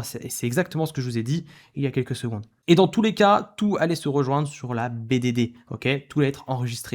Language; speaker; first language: French; native; French